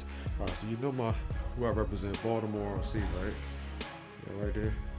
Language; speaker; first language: English; native; English